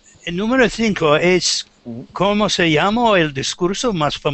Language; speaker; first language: Spanish; non-native, learner; English